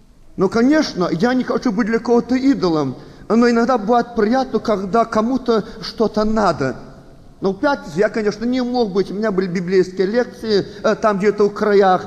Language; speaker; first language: Russian; native; Russian